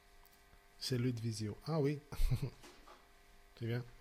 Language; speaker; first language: French; non-native, fluent; Portuguese